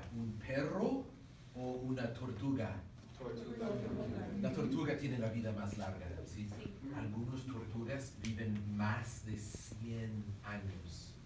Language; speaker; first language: Spanish; non-native, fluent; English